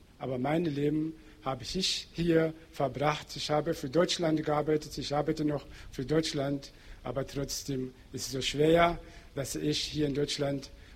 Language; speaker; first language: German; non-native, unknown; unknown